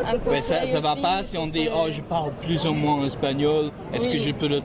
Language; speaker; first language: French; non-native, fluent; English